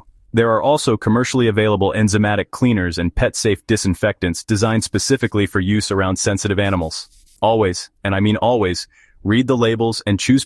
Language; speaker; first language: English; native; English